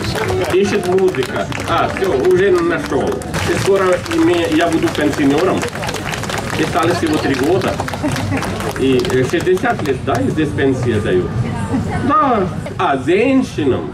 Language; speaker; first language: Russian; non-native, fluent; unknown